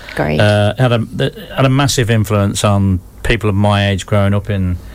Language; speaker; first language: English; native; English